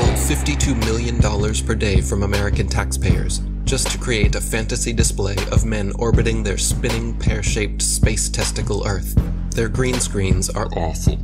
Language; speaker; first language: English; native; English